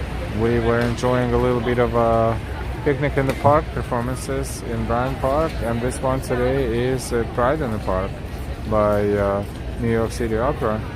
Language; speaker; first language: English; non-native, fluent; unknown